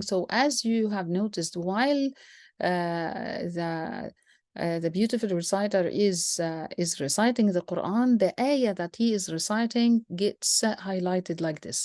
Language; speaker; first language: English; non-native, fluent; Arabic